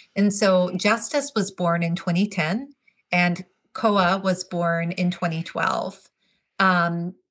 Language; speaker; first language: English; native; English